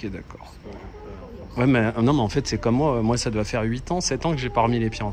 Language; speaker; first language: French; native; French